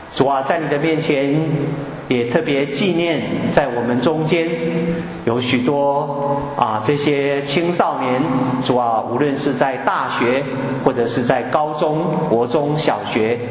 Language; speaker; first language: Chinese; native; Chinese